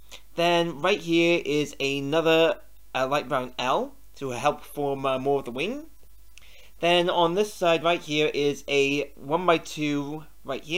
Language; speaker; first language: English; native; English